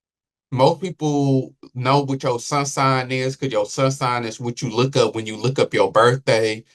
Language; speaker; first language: English; native; English